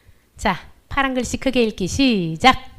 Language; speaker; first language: Korean; native; Korean